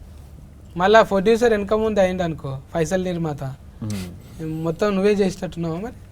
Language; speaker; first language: Telugu; native; Telugu